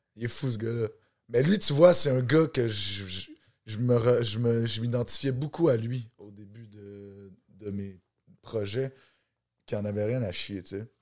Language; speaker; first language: French; native; French